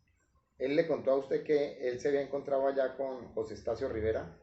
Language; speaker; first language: Spanish; native; Spanish